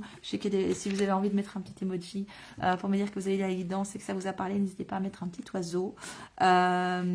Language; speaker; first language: French; native; French